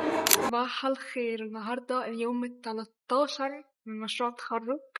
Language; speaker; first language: Arabic; native; Arabic